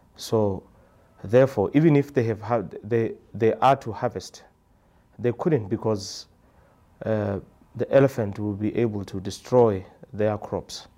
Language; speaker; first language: English; non-native, local second language; Tswana